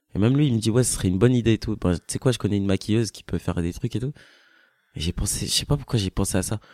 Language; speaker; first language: French; native; French